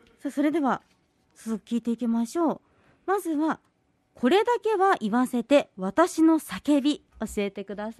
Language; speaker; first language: Japanese; native; Japanese